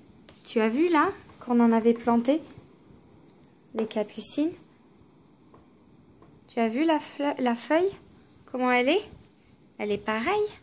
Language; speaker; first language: French; native; French